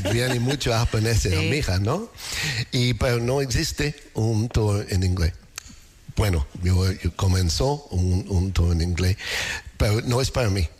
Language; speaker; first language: Spanish; non-native, learner; English